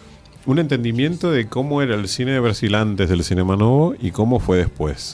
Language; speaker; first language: Spanish; native; Spanish